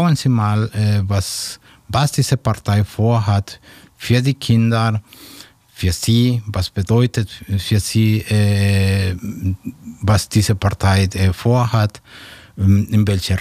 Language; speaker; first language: German; non-native, fluent; Spanish